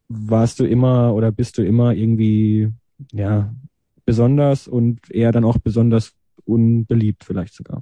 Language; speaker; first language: German; native; German